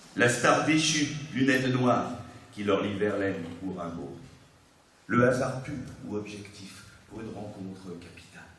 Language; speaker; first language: French; native; French